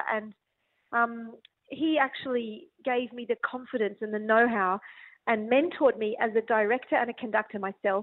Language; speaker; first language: English; native; English